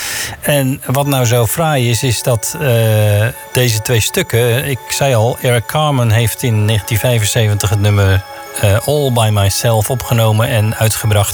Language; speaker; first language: Dutch; native; Dutch